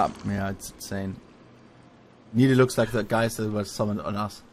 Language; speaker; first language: English; non-native, fluent; German